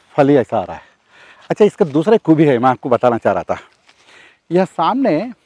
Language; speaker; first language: Hindi; non-native, local second language; Telugu